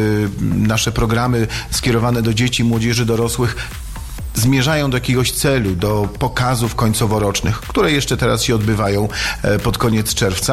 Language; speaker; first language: Polish; native; Polish